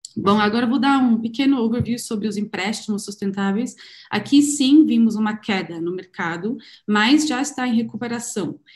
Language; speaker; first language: Portuguese; non-native, fluent; German